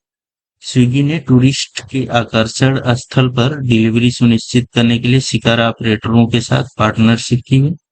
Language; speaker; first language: Hindi; native; Hindi